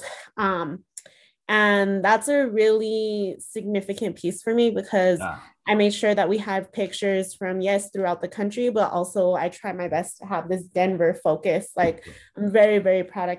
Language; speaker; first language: English; early bilingual, other home language; Spanish